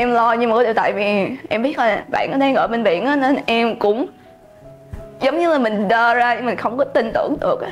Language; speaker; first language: Vietnamese; early bilingual, heritage; Vietnamese